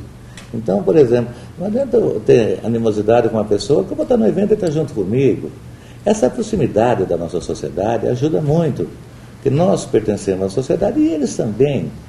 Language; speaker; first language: Portuguese; native; Portuguese